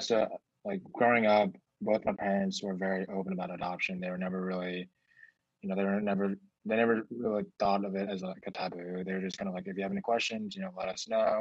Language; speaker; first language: English; early bilingual, other home language; Chinese